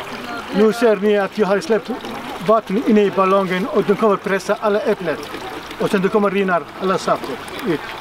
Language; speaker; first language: Swedish; non-native, fluent; Somali